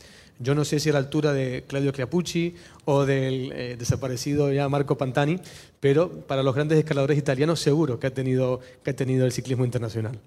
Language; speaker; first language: Spanish; native; Spanish